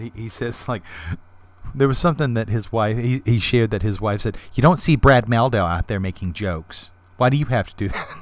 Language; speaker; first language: English; native; English